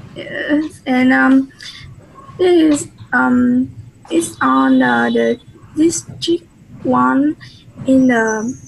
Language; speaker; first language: English; non-native, learner; Vietnamese